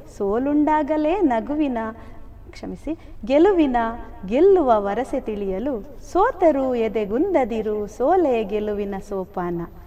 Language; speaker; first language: Kannada; non-native, local second language; Tulu